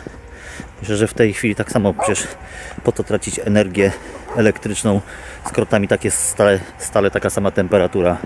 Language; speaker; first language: Polish; native; Polish